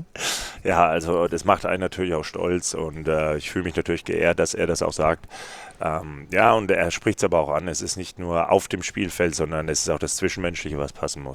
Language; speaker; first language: German; native; German